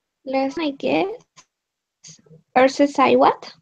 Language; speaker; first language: English; non-native, learner; Spanish